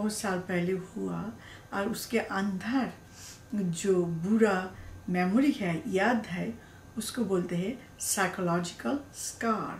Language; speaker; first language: Hindi; non-native, learner; Bangla